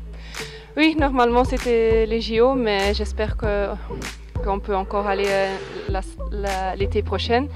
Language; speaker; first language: French; non-native, local second language; Dutch